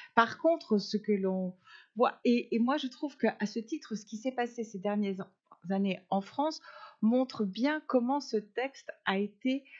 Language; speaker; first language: French; non-native, fluent; Spanish